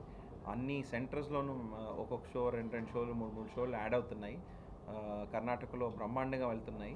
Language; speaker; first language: Telugu; native; Telugu